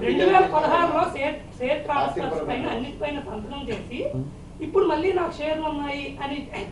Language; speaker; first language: Telugu; native; Telugu